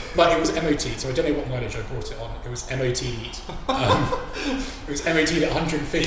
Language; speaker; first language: English; native; English